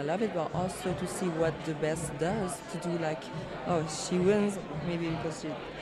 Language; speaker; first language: English; non-native, fluent; French